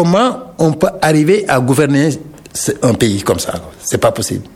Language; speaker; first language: French; non-native, local second language; Wolof